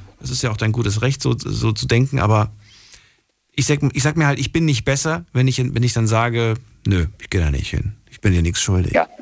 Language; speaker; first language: German; native; German